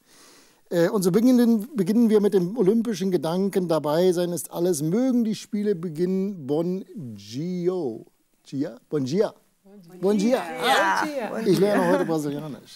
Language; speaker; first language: German; native; German